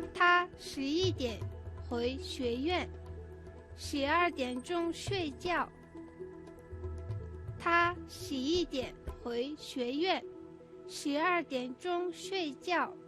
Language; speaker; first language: Chinese; non-native, fluent; Mongolian